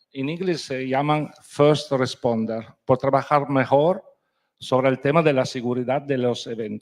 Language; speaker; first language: Spanish; non-native, fluent; Italian